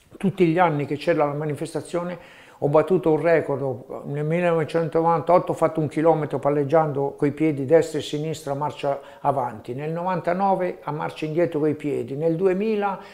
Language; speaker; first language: Italian; native; Italian